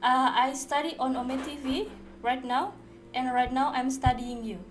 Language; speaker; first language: English; non-native, learner; Indonesian